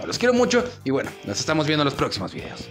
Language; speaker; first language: Spanish; native; Spanish